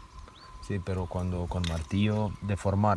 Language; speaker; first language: Spanish; non-native, learner; Romanian